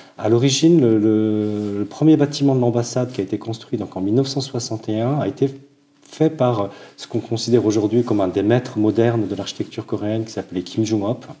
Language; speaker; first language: French; early bilingual, other home language; Korean